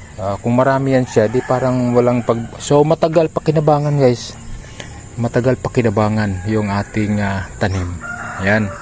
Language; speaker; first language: Filipino; non-native, local second language; Cebuano